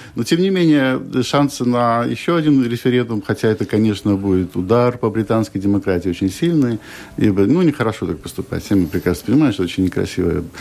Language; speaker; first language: Russian; native; Russian